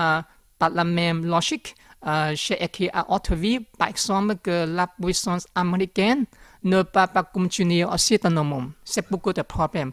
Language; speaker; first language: French; non-native, learner; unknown